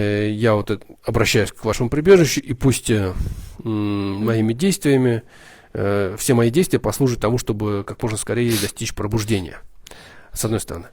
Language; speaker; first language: Russian; native; Russian